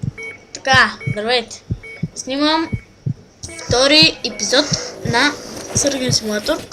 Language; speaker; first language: Bulgarian; native; Bulgarian